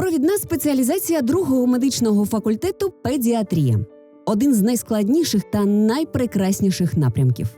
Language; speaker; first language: Ukrainian; native; Ukrainian